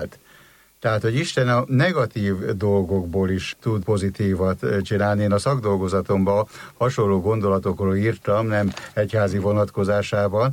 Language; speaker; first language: Hungarian; native; Hungarian